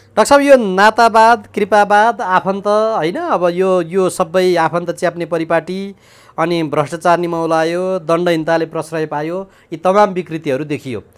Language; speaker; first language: Nepali; native; Nepali